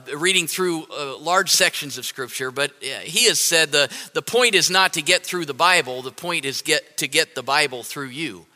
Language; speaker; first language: English; native; English